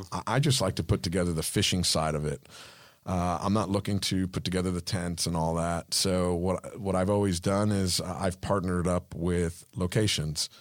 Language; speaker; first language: English; non-native, fluent; Spanish